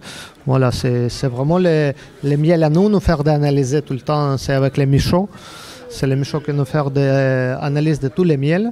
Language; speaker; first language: French; non-native, learner; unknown